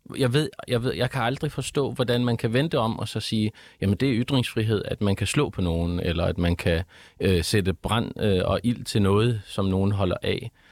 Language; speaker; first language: Danish; early bilingual, other home language; Arabic